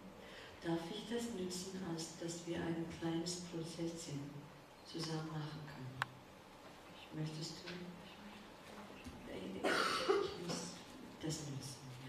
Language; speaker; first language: German; non-native, learner; English